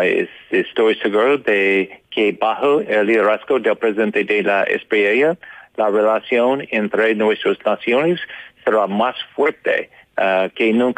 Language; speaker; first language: Spanish; non-native, learner; English